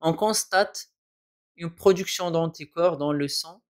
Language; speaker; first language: French; non-native, local second language; Arabic